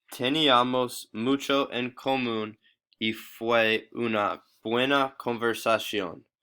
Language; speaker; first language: Spanish; non-native, learner; English